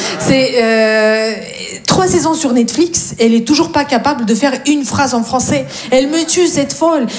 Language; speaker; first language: French; non-native, fluent; Russian